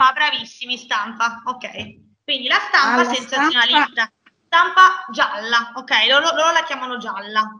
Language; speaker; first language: Italian; native; Italian